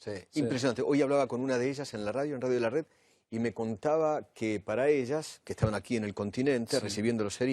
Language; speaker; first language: Spanish; native; Spanish